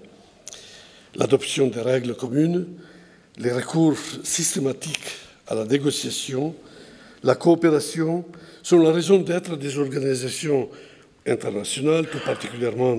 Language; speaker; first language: French; non-native, fluent; Italian